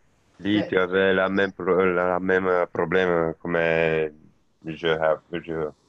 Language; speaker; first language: French; non-native, learner; Romanian